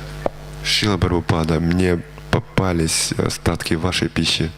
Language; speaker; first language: Russian; native; Russian